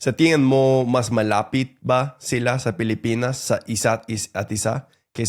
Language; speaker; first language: Filipino; non-native, fluent; English